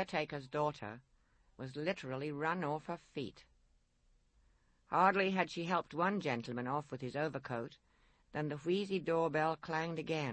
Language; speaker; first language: English; native; English